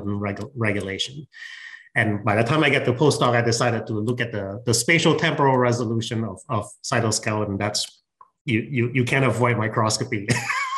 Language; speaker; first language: English; non-native, local second language; Min Nan Chinese